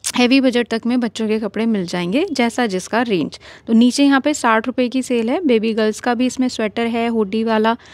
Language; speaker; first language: Hindi; native; Hindi